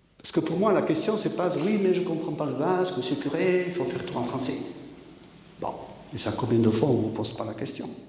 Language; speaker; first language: French; non-native, local second language; Basque